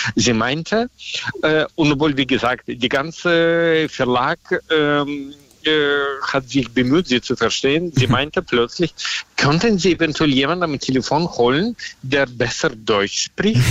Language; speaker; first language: German; non-native, fluent; Russian